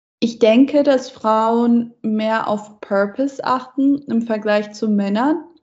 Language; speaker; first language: German; early bilingual, other home language; Persian